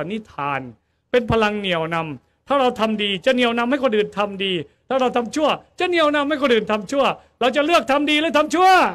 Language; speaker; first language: Thai; native; Thai